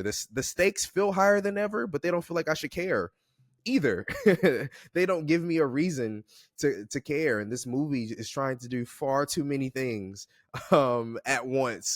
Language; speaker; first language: English; native; English